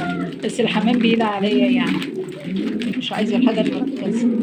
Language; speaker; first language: Arabic; native; Arabic